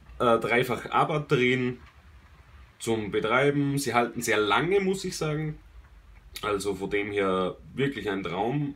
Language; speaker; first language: German; native; German